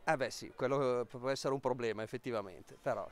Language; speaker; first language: Italian; native; Italian